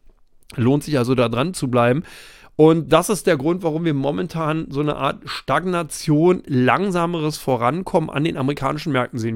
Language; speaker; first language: German; native; German